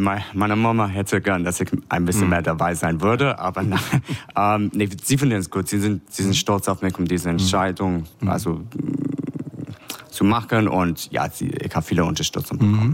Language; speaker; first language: German; non-native, fluent; English